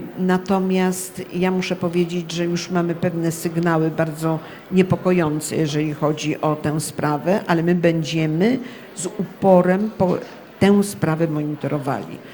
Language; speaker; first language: Polish; native; Polish